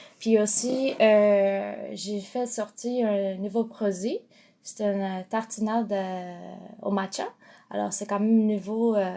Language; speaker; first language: French; non-native, fluent; Japanese